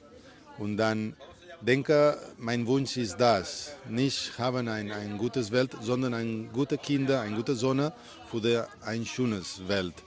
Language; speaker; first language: German; non-native, learner; Spanish